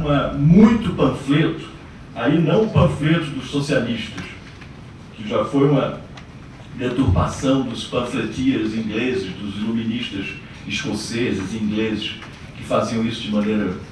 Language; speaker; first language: Portuguese; native; Portuguese